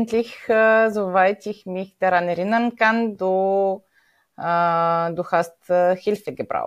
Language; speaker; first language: German; non-native, fluent; Bulgarian